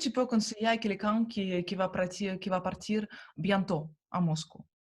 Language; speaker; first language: French; non-native, fluent; Russian